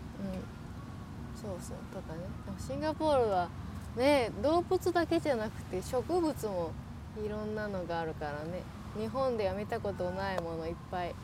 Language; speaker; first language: Japanese; non-native, learner; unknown